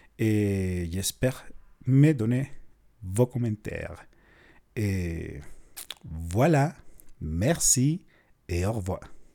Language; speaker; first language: French; non-native, fluent; Spanish